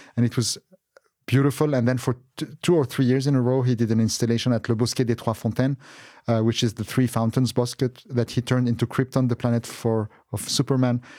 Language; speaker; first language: English; non-native, fluent; Arabic